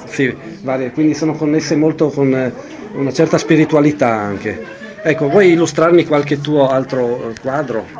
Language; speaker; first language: Italian; native; Italian